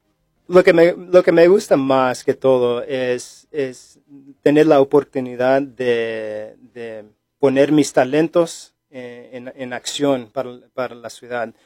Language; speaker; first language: Spanish; early bilingual, heritage; English